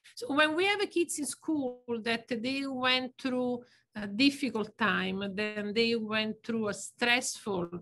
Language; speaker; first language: English; non-native, fluent; Italian